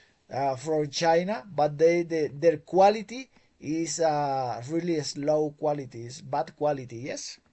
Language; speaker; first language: English; non-native, fluent; Spanish